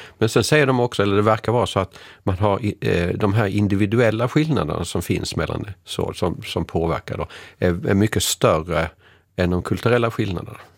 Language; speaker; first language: Swedish; native; Swedish